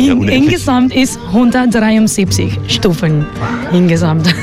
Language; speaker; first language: German; non-native, learner; Spanish